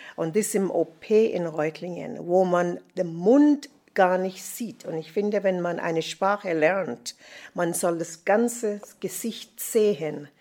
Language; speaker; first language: German; non-native, fluent; English